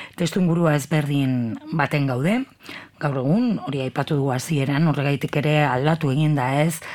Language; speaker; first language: Basque; native; Basque